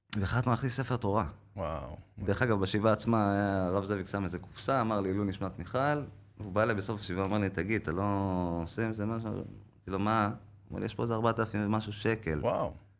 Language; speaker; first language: Hebrew; native; Hebrew